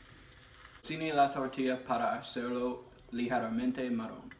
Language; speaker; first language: Spanish; non-native, learner; English